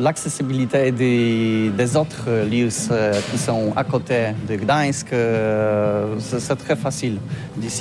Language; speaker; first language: French; non-native, learner; Polish